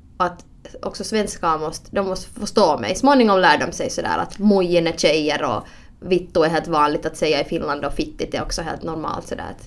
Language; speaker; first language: Swedish; native; Swedish